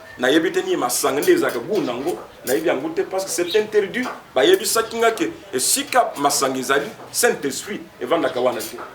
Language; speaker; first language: Lingala; native; Lingala